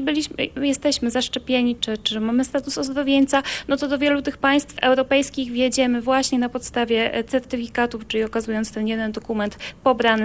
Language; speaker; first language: Polish; native; Polish